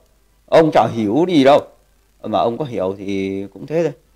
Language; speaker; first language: Vietnamese; native; Vietnamese